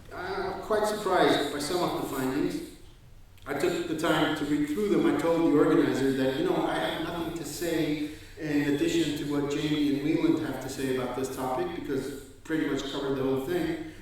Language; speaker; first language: English; non-native, fluent; Danish